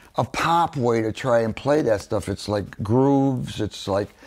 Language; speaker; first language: English; native; English